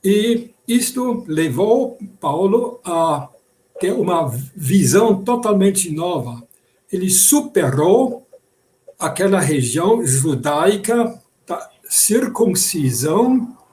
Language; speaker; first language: Portuguese; non-native, fluent; German